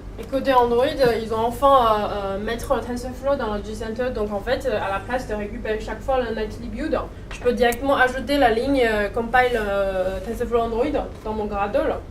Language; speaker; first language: French; non-native, fluent; Chinese